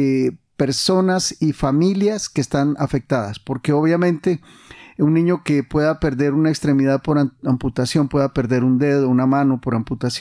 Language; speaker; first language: Spanish; native; Spanish